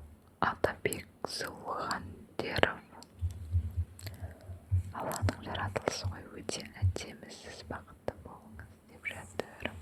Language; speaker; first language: Kazakh; non-native, local second language; Russian